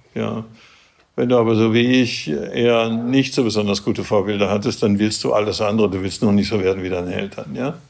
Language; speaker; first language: German; native; German